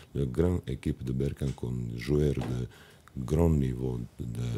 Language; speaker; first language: French; non-native, learner; Italian